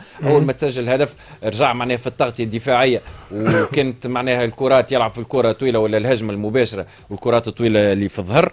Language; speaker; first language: Arabic; native; Arabic